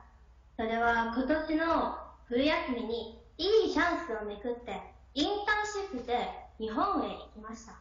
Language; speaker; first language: Japanese; non-native, learner; Chinese